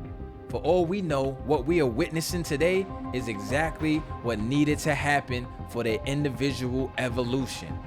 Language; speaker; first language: English; native; English